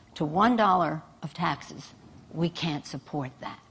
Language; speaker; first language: English; native; English